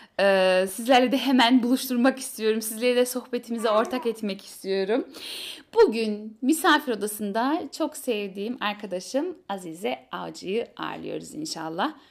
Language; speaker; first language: Turkish; early bilingual, heritage; Turkish